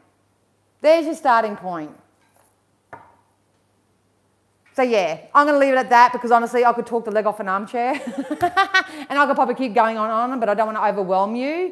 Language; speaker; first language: English; native; English